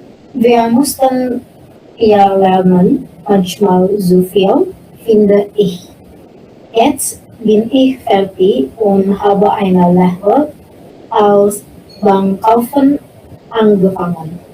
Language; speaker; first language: German; non-native, learner; Indonesian